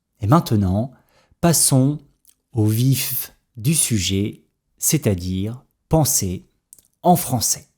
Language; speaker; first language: French; native; French